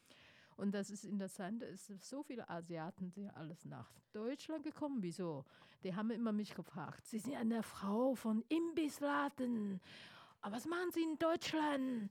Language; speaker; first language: German; non-native, fluent; Chinese